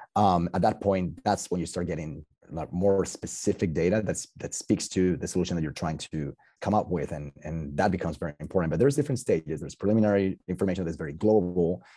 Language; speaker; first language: English; non-native, fluent; Spanish